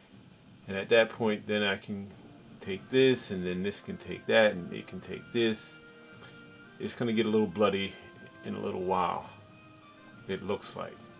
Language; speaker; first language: English; native; English